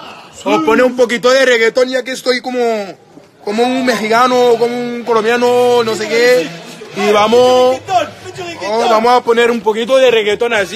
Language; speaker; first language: Spanish; non-native, fluent; French